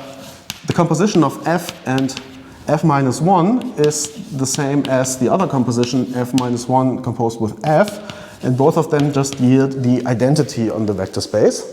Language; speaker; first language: English; non-native, fluent; German